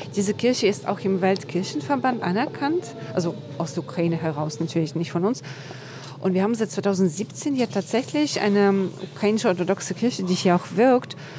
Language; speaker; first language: German; non-native, fluent; Ukrainian